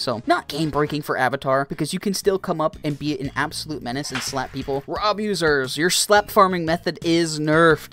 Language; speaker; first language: English; native; English